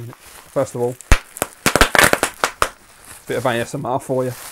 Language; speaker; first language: English; native; English